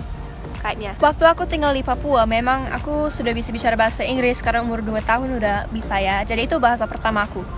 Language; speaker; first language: Indonesian; early bilingual, other home language; English